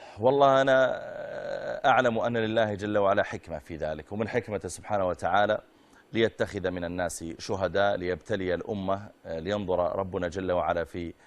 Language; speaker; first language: Arabic; native; Arabic